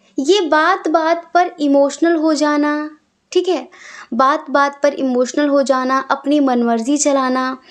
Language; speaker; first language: Hindi; native; Hindi